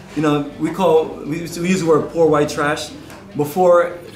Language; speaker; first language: English; native; English